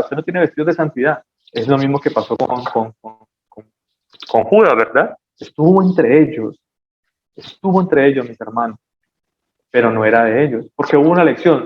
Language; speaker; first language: Spanish; native; Spanish